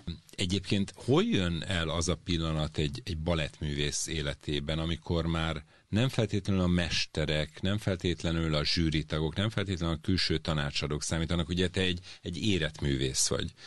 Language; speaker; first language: Hungarian; native; Hungarian